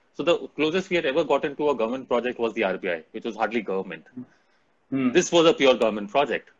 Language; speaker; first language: English; non-native, local second language; Hindi